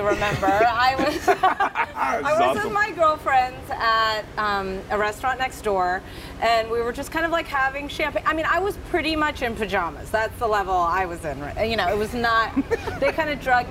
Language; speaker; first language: English; native; English